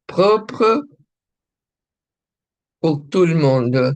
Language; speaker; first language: French; non-native, fluent; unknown